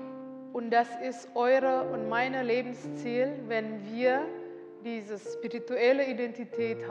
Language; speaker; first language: German; non-native, learner; Indonesian